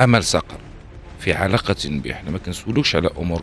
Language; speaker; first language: Arabic; native; Arabic